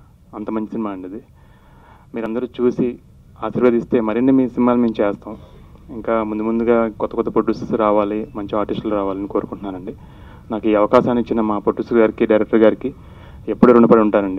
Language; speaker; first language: Telugu; native; Telugu